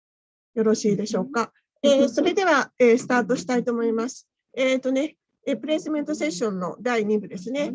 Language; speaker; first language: Japanese; native; Japanese